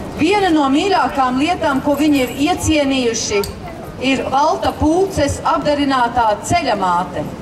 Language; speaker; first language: Latvian; native; Latvian